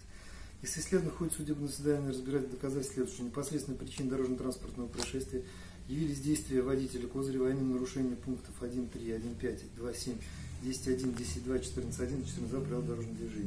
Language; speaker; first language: Russian; native; Russian